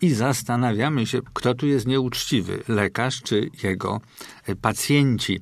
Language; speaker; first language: Polish; native; Polish